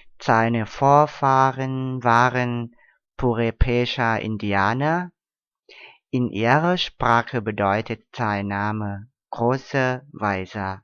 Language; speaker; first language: German; non-native, fluent; Thai